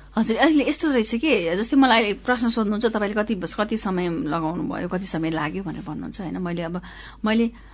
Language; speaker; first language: Nepali; native; Nepali